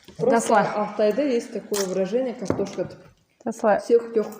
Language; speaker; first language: Russian; non-native, local second language; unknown